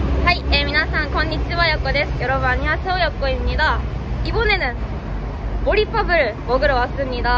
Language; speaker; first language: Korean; non-native, fluent; Japanese